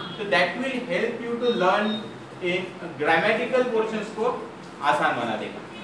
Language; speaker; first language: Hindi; non-native, local second language; Marathi